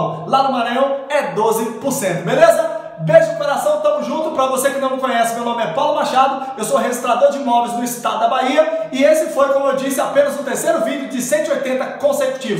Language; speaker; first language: Portuguese; native; Portuguese